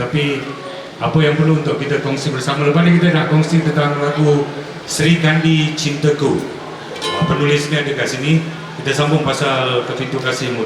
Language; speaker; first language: Malay; native; Malay